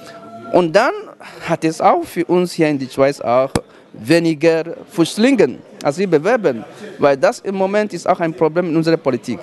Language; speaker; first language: German; non-native, fluent; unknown